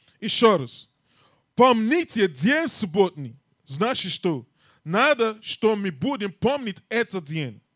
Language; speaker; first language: Russian; non-native, learner; English